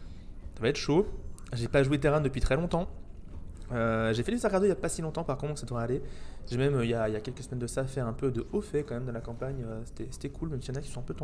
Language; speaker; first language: French; native; French